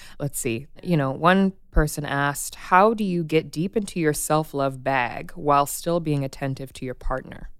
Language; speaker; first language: English; native; English